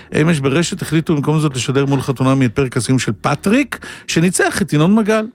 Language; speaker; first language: Hebrew; native; Hebrew